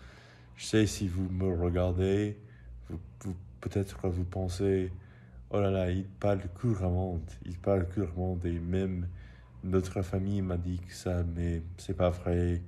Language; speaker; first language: French; non-native, learner; English